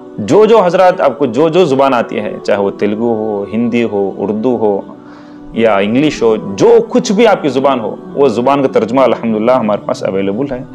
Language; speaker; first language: Urdu; native; Urdu